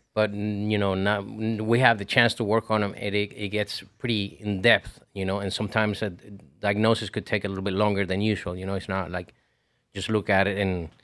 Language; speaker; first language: English; non-native, fluent; Spanish